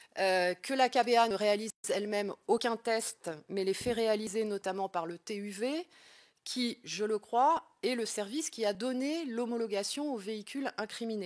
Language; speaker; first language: French; native; French